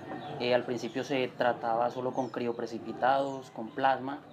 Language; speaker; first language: Spanish; native; Spanish